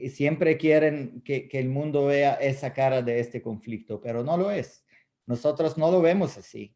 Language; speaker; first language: Spanish; non-native, fluent; Arabic